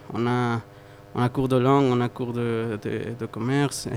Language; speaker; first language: French; early bilingual, other home language; Spanish